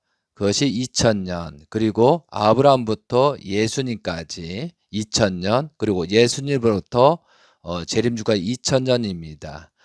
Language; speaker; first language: Korean; native; Korean